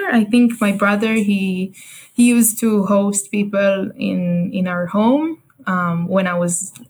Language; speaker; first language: English; non-native, fluent; Hebrew